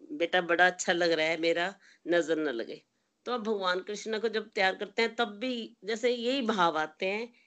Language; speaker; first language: Hindi; native; Hindi